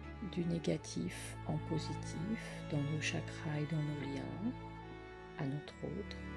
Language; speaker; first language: French; native; French